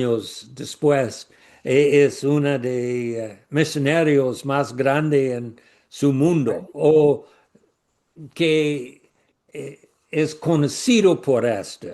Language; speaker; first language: Spanish; non-native, learner; English